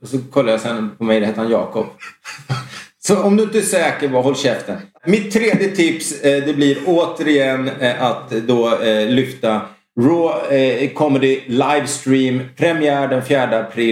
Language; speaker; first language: Swedish; native; Swedish